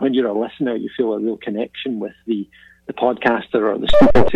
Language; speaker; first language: English; native; English